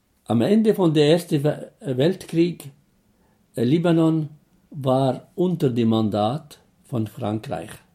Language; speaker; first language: German; non-native, fluent; Arabic